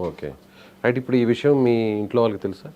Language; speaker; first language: Telugu; native; Telugu